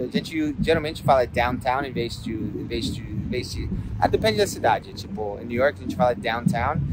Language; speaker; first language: Portuguese; non-native, fluent; English